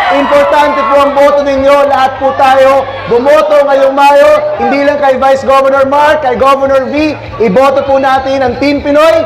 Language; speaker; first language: Filipino; native; Filipino